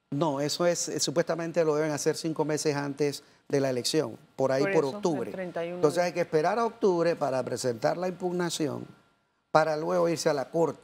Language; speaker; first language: Spanish; native; Spanish